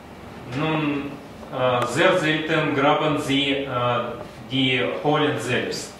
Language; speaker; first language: German; non-native, learner; Russian